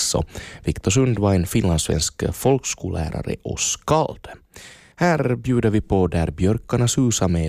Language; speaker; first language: Swedish; native; Swedish